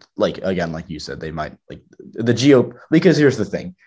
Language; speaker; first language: English; native; English